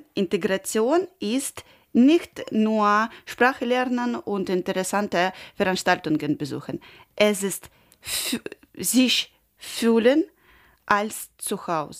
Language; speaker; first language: German; non-native, learner; Ukrainian